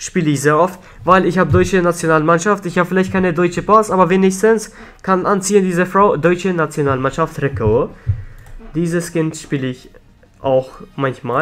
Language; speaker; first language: German; non-native, learner; Albanian